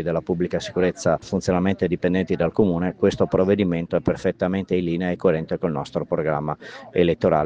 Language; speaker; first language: Italian; native; Italian